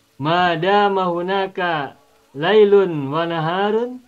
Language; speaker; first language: Arabic; non-native, fluent; Indonesian